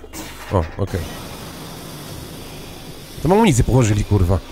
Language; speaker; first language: Polish; native; Polish